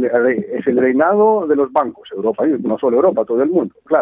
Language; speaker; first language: Spanish; non-native, fluent; Greek